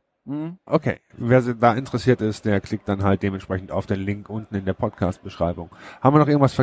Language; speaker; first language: German; native; German